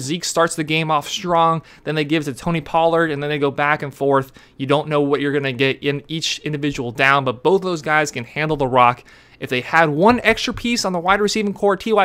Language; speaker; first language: English; native; English